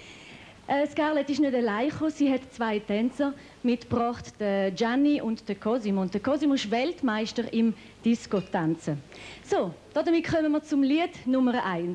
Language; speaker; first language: German; native; German